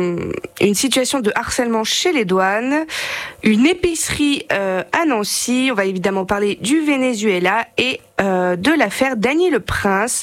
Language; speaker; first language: French; native; French